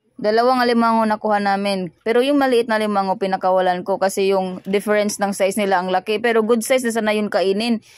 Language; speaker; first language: Filipino; non-native, local second language; Cebuano